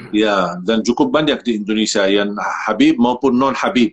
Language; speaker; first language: Indonesian; non-native, fluent; Arabic